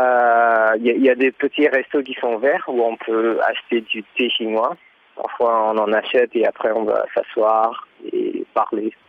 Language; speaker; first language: French; non-native, fluent; Burmese